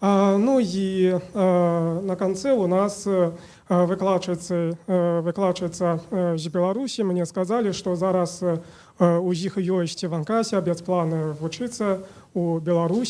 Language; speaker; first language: Ukrainian; non-native, fluent; Chinese